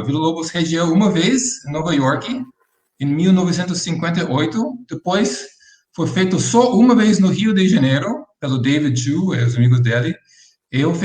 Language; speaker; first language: Portuguese; non-native, fluent; English